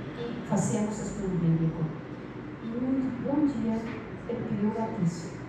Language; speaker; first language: Portuguese; non-native, fluent; Spanish